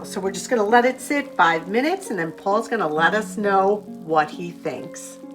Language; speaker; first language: English; native; English